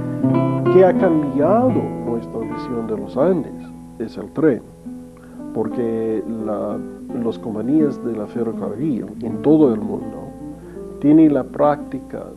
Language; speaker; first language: Spanish; non-native, fluent; English